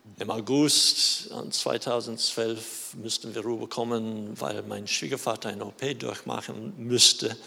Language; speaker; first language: German; non-native, fluent; English